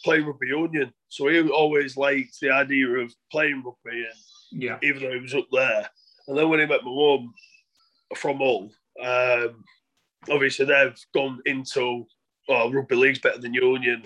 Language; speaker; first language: English; native; English